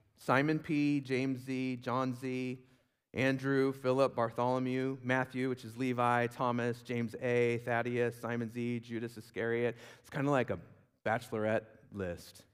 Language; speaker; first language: English; native; English